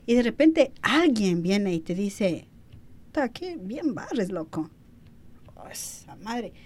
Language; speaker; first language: Spanish; early bilingual, other home language; English